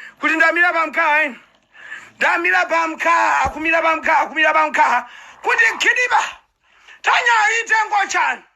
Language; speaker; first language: Shona; native; Shona